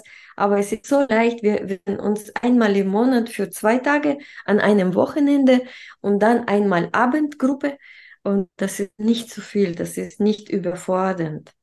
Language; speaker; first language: German; non-native, fluent; Russian